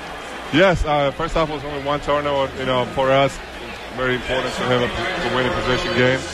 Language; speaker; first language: English; non-native, fluent; Georgian